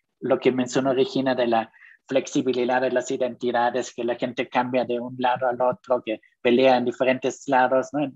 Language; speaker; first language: Spanish; non-native, fluent; German